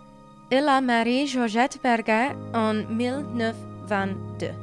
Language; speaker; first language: French; non-native, learner; English